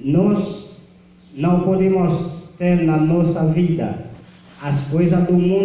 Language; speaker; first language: Portuguese; non-native, learner; Haitian Creole